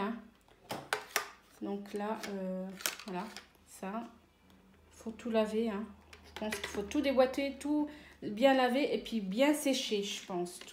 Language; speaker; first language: French; native; French